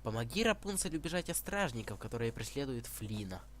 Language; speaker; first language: Russian; non-native, local second language; Ukrainian